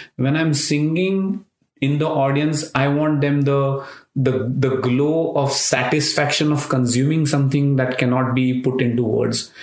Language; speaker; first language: English; non-native, local second language; Marathi